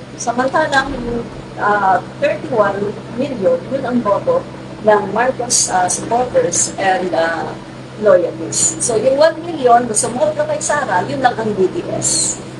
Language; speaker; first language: Filipino; non-native, local second language; Cebuano